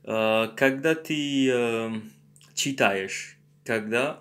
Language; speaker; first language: Russian; non-native, learner; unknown